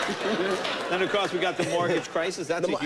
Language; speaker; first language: English; native; English